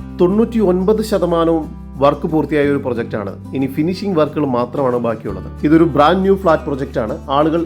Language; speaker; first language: Malayalam; native; Malayalam